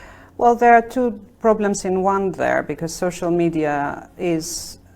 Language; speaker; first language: English; non-native, fluent; Albanian